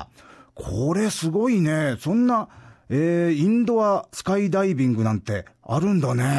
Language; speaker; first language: Japanese; native; Japanese